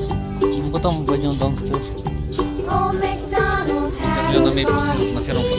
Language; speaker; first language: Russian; early bilingual, heritage; Russian